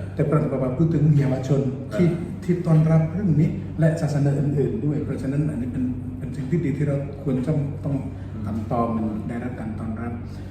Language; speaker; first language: Thai; non-native, fluent; Indonesian